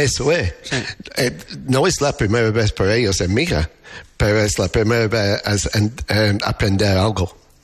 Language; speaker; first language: Spanish; non-native, fluent; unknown